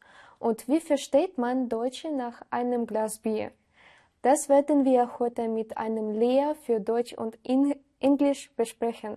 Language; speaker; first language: German; non-native, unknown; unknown